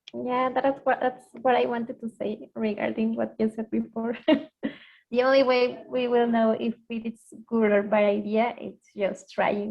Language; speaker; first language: English; non-native, learner; Spanish